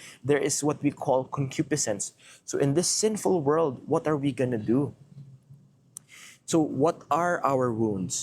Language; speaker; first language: English; non-native, local second language; Filipino